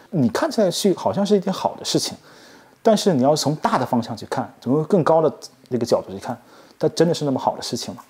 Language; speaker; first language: Chinese; native; Chinese